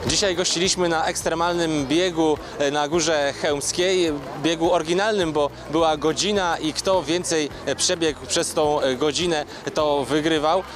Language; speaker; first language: Polish; native; Polish